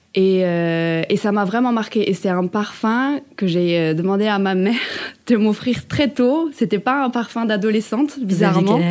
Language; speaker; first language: French; native; French